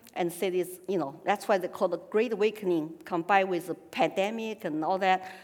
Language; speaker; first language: English; non-native, fluent; Chinese